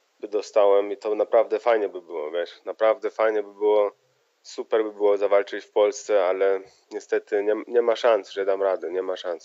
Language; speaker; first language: Polish; early bilingual, heritage; Polish